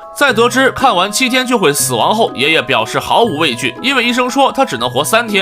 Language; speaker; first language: Chinese; native; Chinese